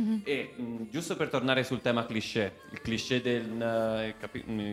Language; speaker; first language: Italian; native; Italian